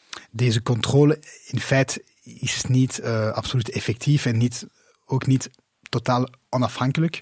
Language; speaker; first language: Dutch; non-native, local second language; French